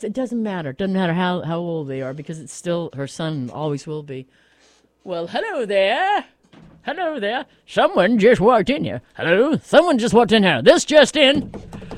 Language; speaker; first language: English; native; English